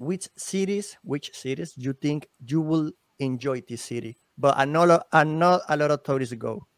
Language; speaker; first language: English; non-native, learner; Spanish